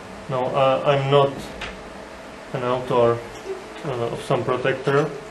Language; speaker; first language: English; non-native, learner; Czech